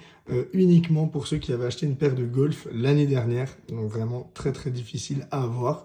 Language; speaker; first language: French; native; French